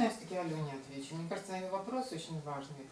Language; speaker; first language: Russian; native; Russian